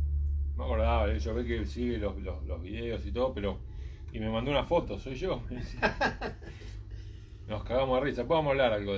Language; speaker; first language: Spanish; native; Spanish